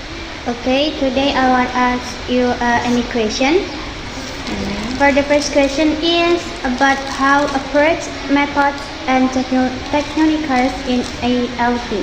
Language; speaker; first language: English; non-native, learner; Indonesian